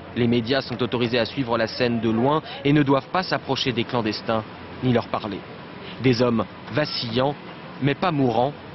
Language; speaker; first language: French; native; French